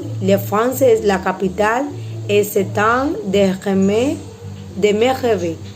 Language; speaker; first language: French; non-native, learner; Spanish